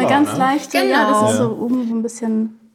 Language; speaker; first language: German; native; German